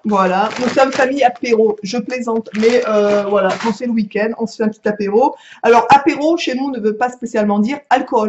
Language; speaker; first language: French; native; French